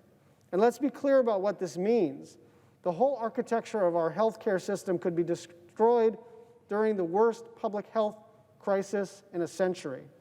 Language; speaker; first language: English; native; English